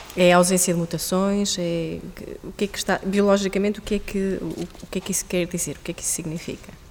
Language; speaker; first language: Portuguese; native; Portuguese